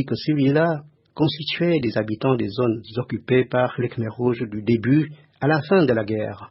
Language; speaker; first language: French; non-native, fluent; Khmer